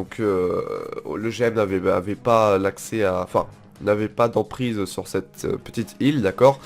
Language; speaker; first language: French; native; French